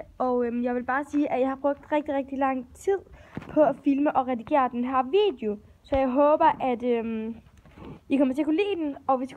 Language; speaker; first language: Danish; native; Danish